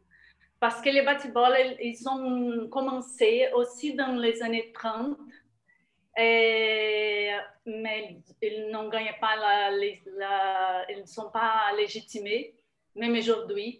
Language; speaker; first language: French; non-native, learner; Portuguese